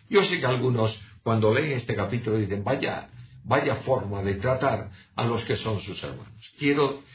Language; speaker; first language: Spanish; non-native, local second language; Galician